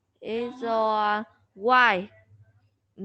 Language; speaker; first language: English; non-native, learner; Vietnamese